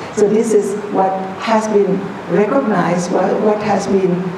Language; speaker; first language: English; non-native, fluent; Thai